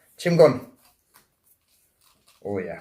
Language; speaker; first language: Thai; non-native, learner; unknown